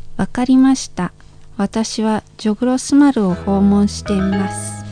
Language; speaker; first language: Japanese; non-native, fluent; Indonesian